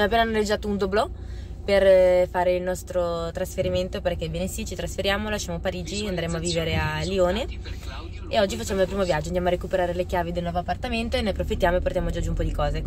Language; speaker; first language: Italian; native; Italian